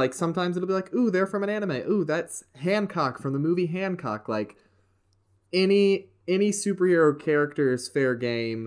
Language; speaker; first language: English; native; English